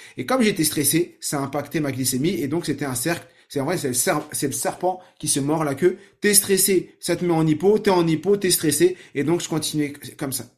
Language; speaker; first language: French; native; French